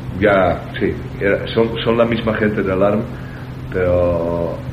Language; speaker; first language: Spanish; non-native, fluent; Dutch